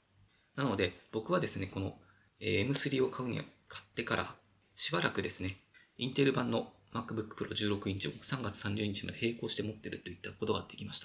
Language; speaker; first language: Japanese; native; Japanese